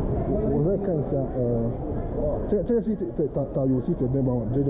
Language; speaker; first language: Chinese; non-native, learner; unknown